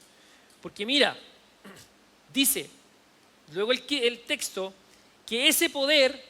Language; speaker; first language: Spanish; native; Spanish